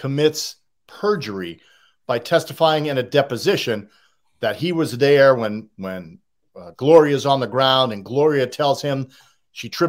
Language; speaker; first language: English; native; English